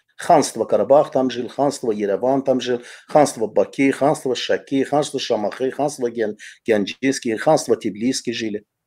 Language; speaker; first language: Russian; non-native, fluent; Azerbaijani